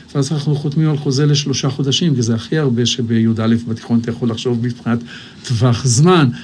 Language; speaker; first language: Hebrew; native; Hebrew